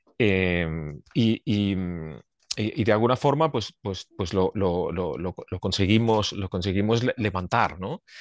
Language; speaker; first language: Spanish; non-native, fluent; Swiss German